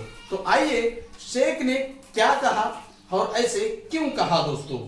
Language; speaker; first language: Hindi; native; Hindi